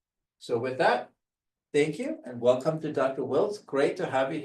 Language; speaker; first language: English; native; English